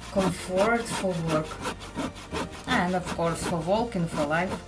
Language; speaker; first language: English; non-native, fluent; Ukrainian